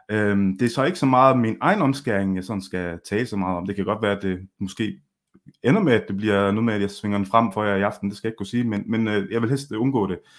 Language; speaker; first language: Danish; early bilingual, other home language; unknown